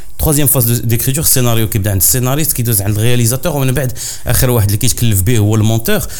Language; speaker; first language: French; non-native, local second language; Arabic